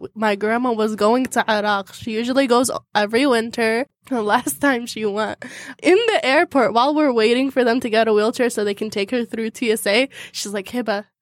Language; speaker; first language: English; early bilingual, heritage; Arabic